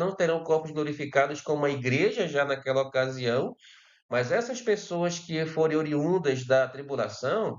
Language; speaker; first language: Portuguese; native; Portuguese